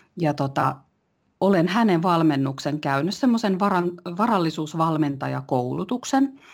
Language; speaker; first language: Finnish; native; Finnish